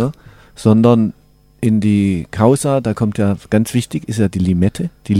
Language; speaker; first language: German; native; German